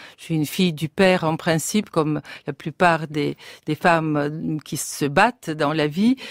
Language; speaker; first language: French; non-native, fluent; Bulgarian